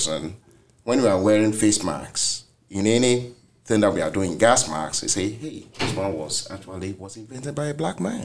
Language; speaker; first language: English; non-native, local second language; Akan